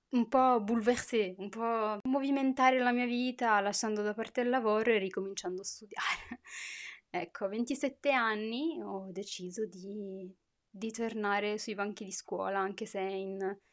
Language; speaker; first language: Italian; native; Italian